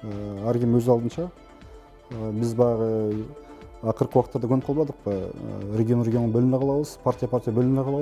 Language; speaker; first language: Kyrgyz; native; Kyrgyz